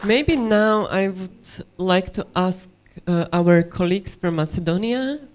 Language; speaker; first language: English; non-native, fluent; Slovak